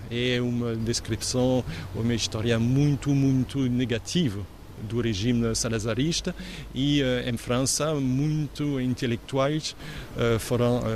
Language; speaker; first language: Portuguese; non-native, fluent; French